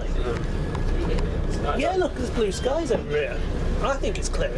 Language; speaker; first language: English; native; English